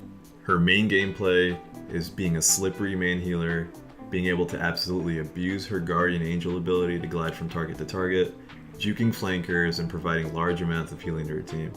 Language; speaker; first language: English; native; English